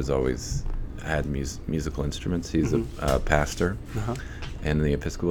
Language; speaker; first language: English; native; English